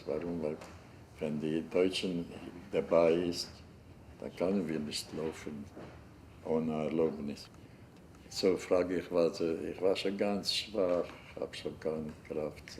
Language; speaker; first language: German; non-native, learner; Hungarian